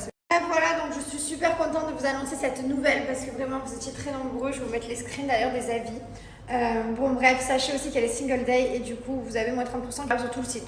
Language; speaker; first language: French; native; French